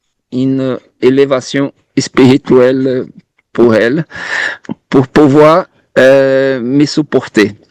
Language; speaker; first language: French; non-native, fluent; Portuguese